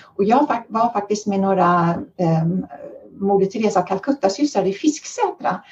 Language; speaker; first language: Swedish; early bilingual, heritage; Swedish